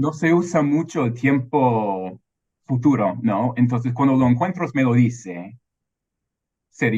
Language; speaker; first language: Spanish; non-native, fluent; English